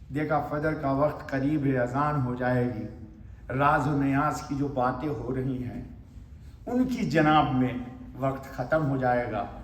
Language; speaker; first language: Urdu; native; Urdu